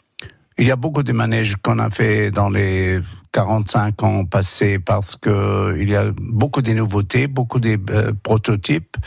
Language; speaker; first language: French; non-native, fluent; German